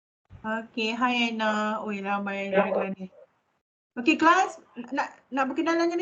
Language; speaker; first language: Malay; native; Malay